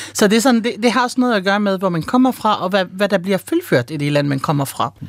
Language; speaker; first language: Danish; early bilingual, other home language; Arabic